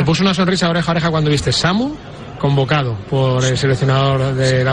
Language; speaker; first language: Spanish; native; Spanish